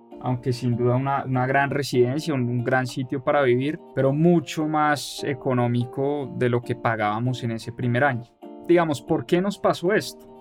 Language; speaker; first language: Spanish; native; Spanish